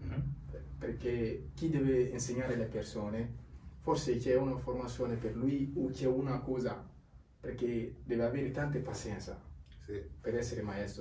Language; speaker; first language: Italian; non-native, learner; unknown